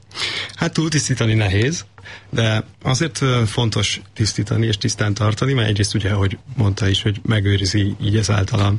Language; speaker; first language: Hungarian; native; Hungarian